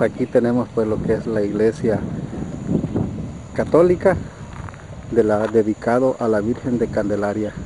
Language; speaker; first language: Spanish; native; Spanish